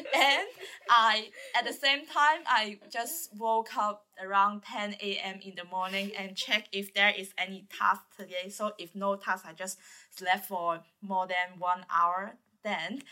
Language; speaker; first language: English; non-native, learner; Chinese